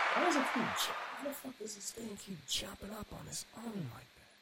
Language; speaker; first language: English; native; English